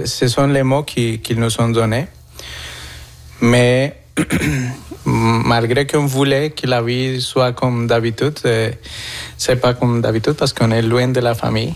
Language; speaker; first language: French; non-native, fluent; Spanish